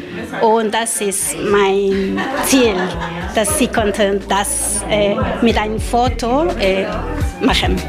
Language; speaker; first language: German; non-native, learner; Spanish